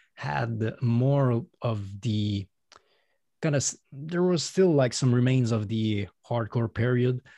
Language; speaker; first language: English; non-native, fluent; French